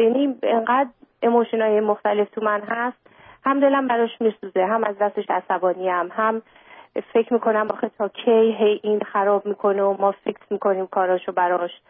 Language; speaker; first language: Persian; early bilingual, heritage; Persian